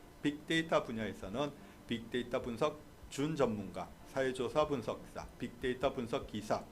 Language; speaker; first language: Korean; native; Korean